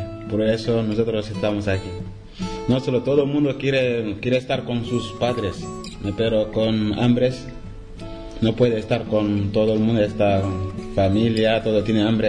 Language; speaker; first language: Spanish; non-native, learner; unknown